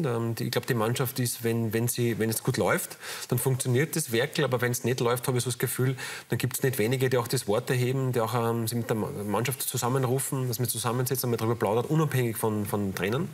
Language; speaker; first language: German; native; German